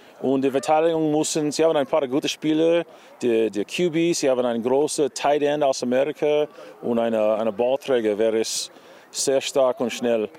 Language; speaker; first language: German; non-native, learner; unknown